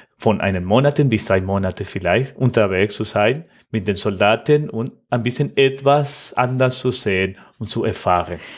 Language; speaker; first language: German; non-native, fluent; Spanish